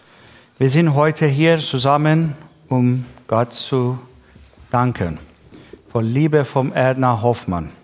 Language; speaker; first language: German; non-native, learner; Persian